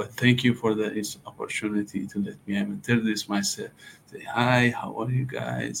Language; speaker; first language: English; non-native, learner; Persian